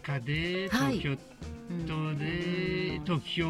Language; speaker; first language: Japanese; non-native, fluent; French